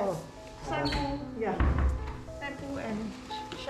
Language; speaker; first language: English; non-native, learner; Vietnamese